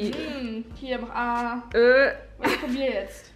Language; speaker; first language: German; native; German